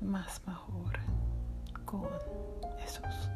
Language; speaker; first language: Spanish; non-native, learner; English